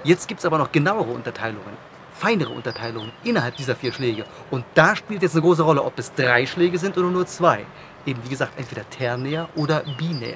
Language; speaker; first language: German; native; German